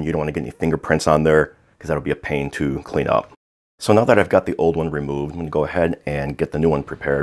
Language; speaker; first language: English; native; English